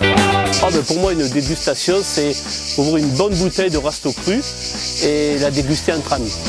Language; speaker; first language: French; native; French